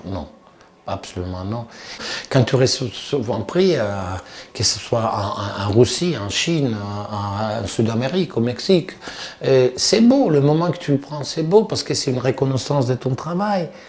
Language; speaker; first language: French; non-native, fluent; Italian